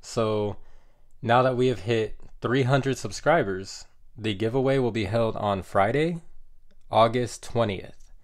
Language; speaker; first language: English; native; English